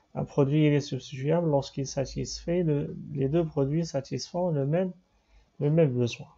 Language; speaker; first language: French; non-native, local second language; Arabic